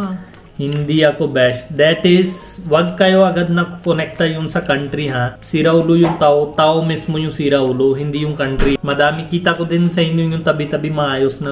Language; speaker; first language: Filipino; non-native, learner; Punjabi